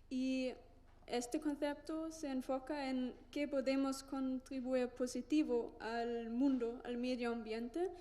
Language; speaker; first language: Spanish; non-native, learner; German